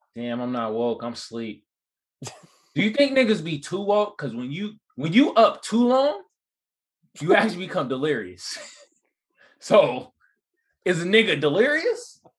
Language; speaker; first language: English; native; English